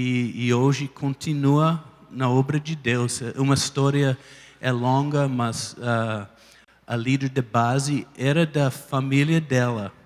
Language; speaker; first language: Portuguese; non-native, fluent; English